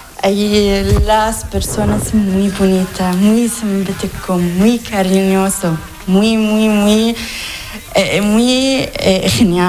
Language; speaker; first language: Spanish; non-native, learner; Arabic